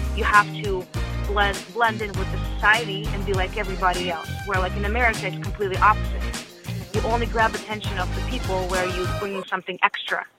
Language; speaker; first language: English; non-native, fluent; Russian